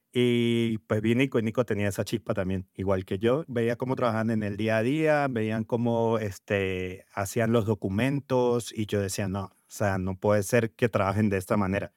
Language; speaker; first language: Spanish; native; Spanish